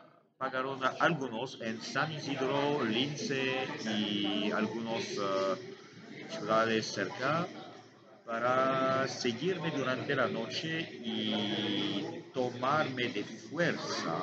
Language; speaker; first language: Spanish; non-native, learner; French